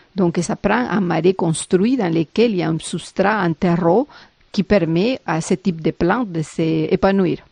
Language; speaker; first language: French; non-native, fluent; Spanish